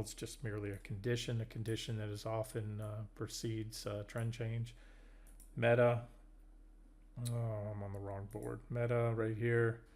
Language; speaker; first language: English; native; English